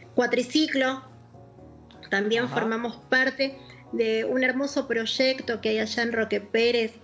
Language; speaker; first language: Spanish; native; Spanish